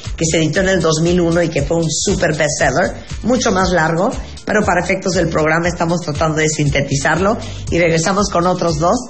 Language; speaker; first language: Spanish; native; Spanish